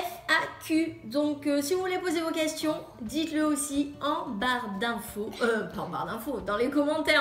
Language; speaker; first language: French; native; French